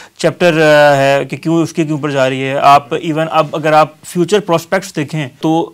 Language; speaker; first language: Urdu; native; Urdu